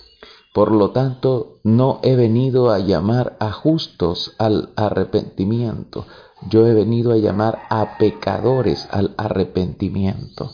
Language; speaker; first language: Spanish; native; Spanish